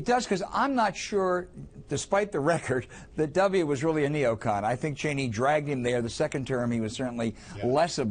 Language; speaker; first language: English; native; English